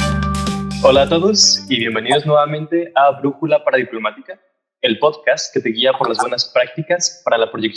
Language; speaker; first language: Spanish; native; Spanish